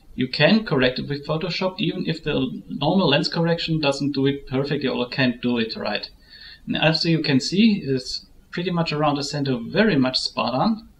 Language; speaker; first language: English; non-native, fluent; German